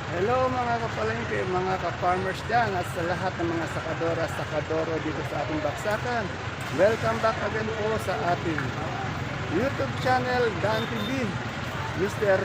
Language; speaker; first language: Filipino; native; Filipino